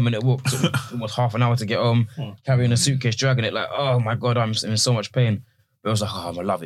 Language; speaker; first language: English; native; English